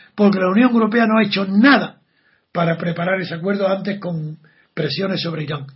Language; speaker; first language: Spanish; native; Spanish